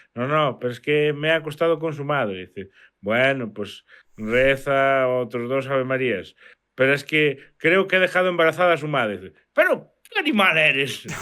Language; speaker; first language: Spanish; native; Spanish